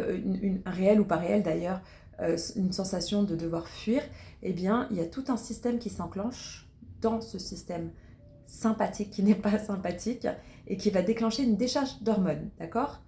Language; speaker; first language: French; native; French